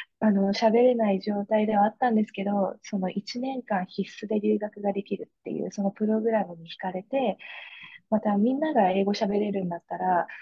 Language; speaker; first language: Japanese; native; Japanese